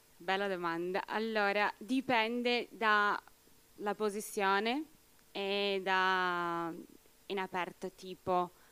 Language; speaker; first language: Italian; non-native, fluent; Portuguese